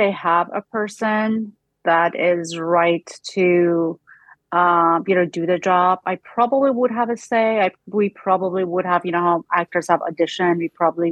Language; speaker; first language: English; non-native, fluent; Persian